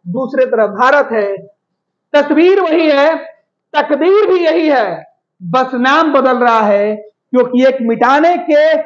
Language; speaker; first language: Hindi; native; Hindi